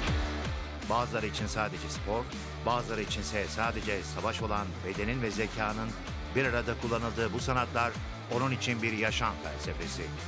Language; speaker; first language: Turkish; native; Turkish